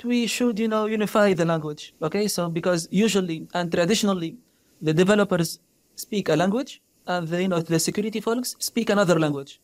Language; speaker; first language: English; non-native, fluent; Arabic